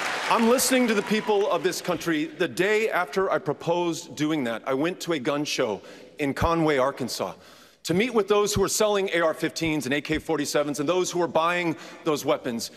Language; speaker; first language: English; native; English